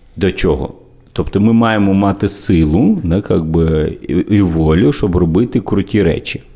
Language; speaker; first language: Ukrainian; native; Ukrainian